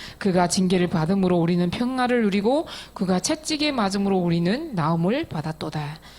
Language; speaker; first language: Korean; native; Korean